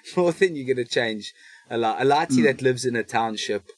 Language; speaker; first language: English; native; English